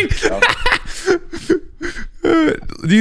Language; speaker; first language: English; native; English